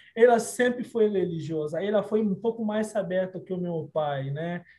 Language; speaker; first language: Portuguese; non-native, fluent; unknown